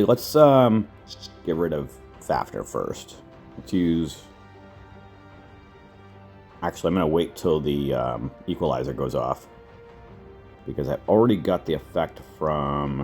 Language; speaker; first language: English; native; English